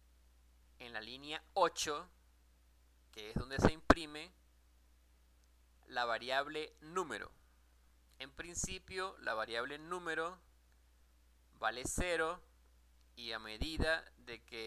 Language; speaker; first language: Spanish; native; Spanish